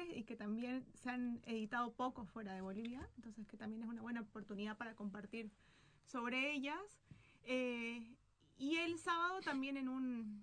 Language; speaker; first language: Spanish; native; Spanish